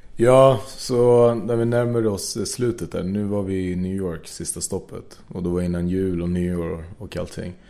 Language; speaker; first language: Swedish; early bilingual, other home language; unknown